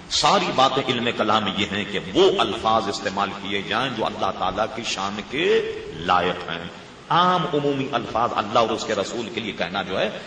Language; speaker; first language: Urdu; native; Urdu